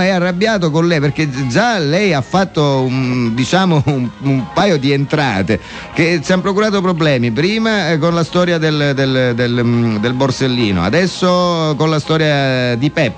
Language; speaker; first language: Italian; native; Italian